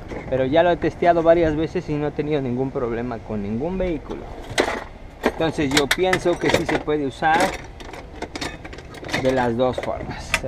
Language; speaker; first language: Spanish; native; Spanish